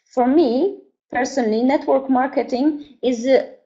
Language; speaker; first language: English; non-native, fluent; Polish